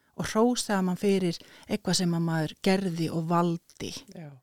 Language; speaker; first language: Icelandic; non-native, fluent; Finnish